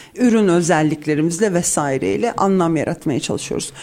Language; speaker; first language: Turkish; native; Turkish